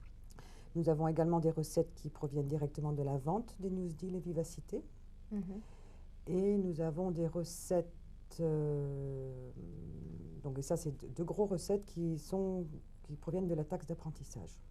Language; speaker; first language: French; native; French